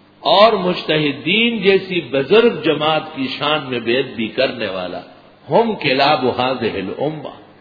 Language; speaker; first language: Urdu; non-native, local second language; Pashto